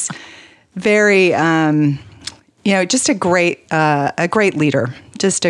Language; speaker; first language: English; native; English